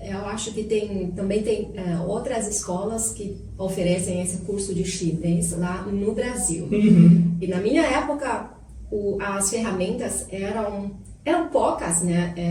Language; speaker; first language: Portuguese; non-native, fluent; Chinese